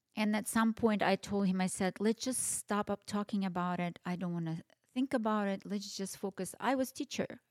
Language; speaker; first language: English; non-native, fluent; Russian